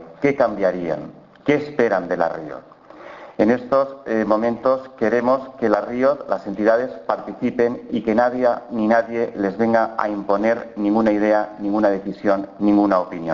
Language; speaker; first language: Spanish; native; Spanish